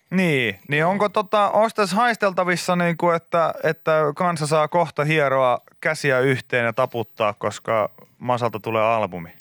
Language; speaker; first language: Finnish; native; Finnish